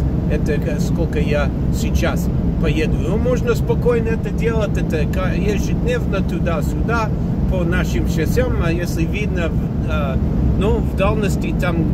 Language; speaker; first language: Russian; non-native, fluent; English